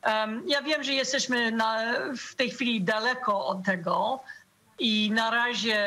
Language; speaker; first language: Polish; non-native, fluent; English